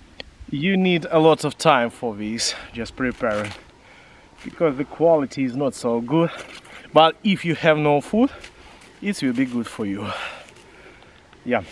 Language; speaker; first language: English; non-native, learner; Ukrainian